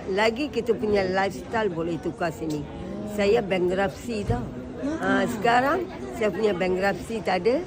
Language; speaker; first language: Malay; non-native, local second language; Tamil